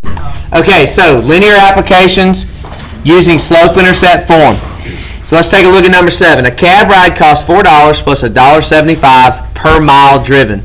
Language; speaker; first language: English; native; English